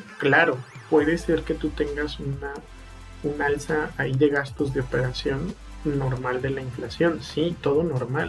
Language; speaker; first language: Spanish; native; Spanish